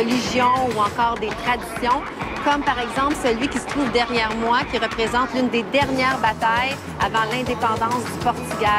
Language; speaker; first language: French; native; French